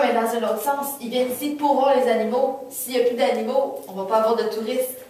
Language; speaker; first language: French; native; French